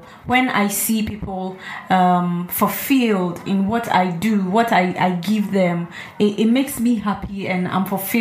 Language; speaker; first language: English; non-native, local second language; Ewe